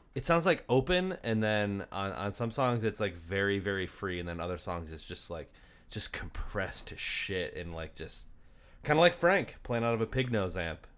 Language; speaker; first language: English; native; English